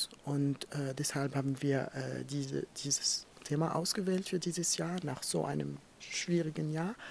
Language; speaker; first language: German; non-native, fluent; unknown